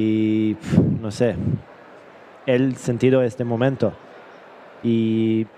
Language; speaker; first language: Spanish; non-native, learner; Serbian